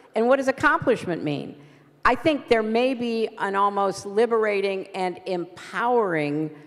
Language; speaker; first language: English; native; English